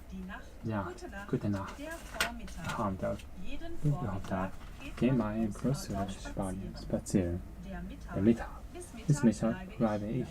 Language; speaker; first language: German; non-native, learner; Japanese